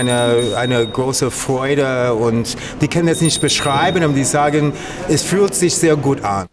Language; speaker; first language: German; non-native, fluent; English